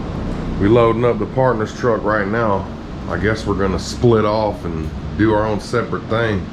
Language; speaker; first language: English; native; English